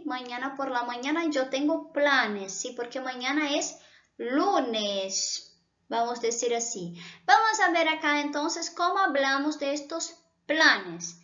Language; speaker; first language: Spanish; non-native, fluent; Portuguese